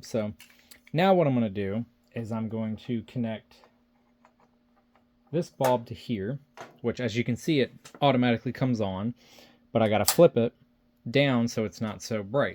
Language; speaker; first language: English; native; English